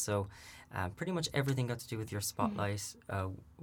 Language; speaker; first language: English; native; English